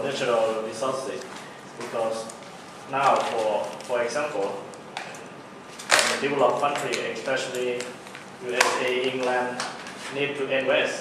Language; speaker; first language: English; non-native, learner; Thai